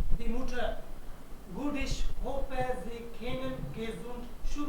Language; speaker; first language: German; non-native, learner; Hindi